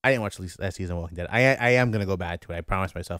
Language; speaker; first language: English; native; English